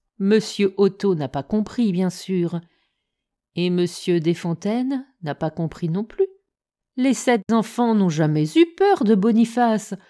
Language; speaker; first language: French; native; French